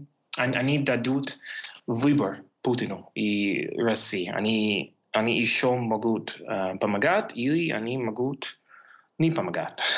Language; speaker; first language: Russian; non-native, fluent; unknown